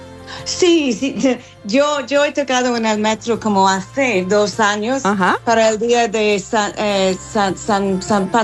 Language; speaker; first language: Spanish; non-native, learner; English